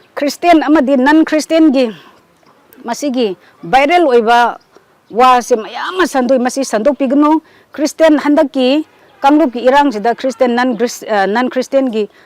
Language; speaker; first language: Manipuri; non-native, local second language; Rongmei Naga